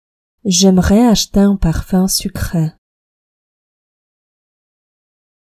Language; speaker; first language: French; non-native, fluent; Polish